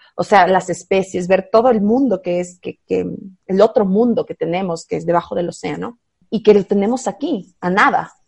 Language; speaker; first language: Spanish; native; Spanish